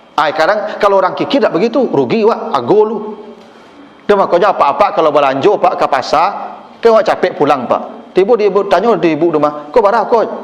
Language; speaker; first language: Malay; non-native, local second language; Minangkabau